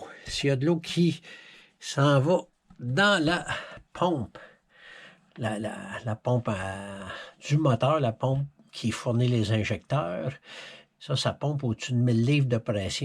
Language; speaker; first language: French; native; French